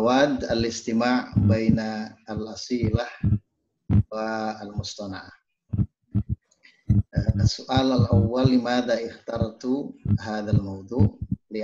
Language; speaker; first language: Arabic; non-native, fluent; Indonesian